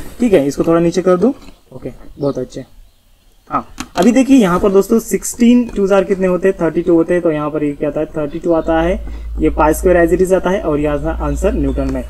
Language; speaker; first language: Hindi; non-native, local second language; Marathi